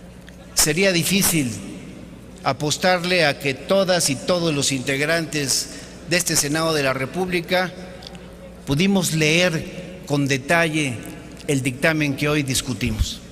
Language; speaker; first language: Spanish; native; Spanish